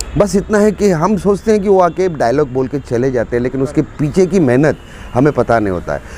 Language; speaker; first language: Hindi; non-native, local second language; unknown